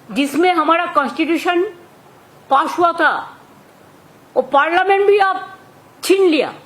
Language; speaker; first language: Hindi; non-native, local second language; Bangla